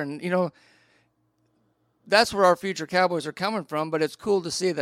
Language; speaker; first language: English; native; English